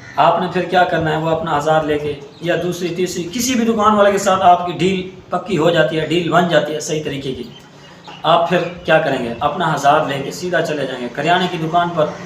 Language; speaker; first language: Urdu; non-native, local second language; Saraiki